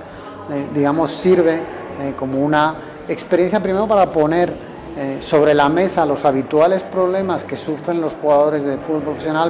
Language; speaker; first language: Spanish; native; Spanish